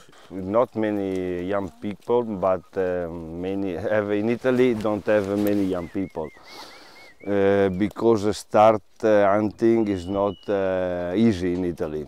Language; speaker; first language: English; non-native, learner; Italian